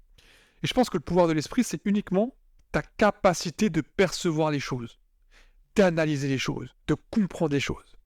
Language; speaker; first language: French; native; French